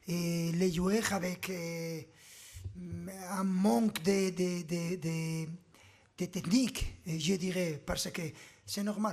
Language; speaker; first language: French; non-native, learner; Spanish